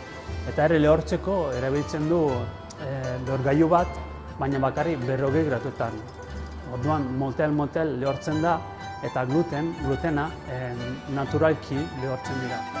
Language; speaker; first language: Basque; non-native, learner; Italian